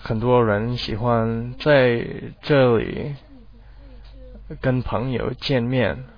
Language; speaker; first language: Chinese; non-native, learner; English